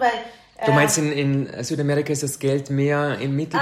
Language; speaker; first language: German; native; German